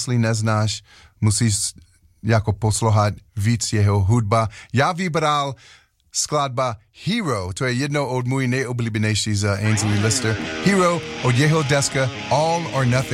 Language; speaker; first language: Czech; non-native, learner; English